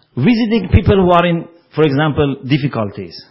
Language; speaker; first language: English; non-native, fluent; Persian